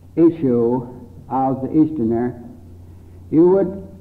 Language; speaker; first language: English; native; English